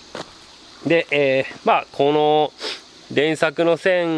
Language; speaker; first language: Japanese; native; Japanese